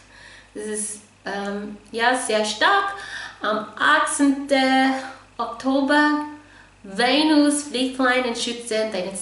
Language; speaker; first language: German; non-native, fluent; English